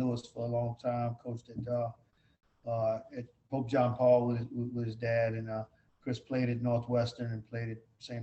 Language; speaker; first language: English; native; English